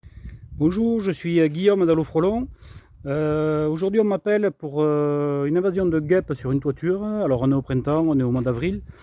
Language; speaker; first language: French; native; French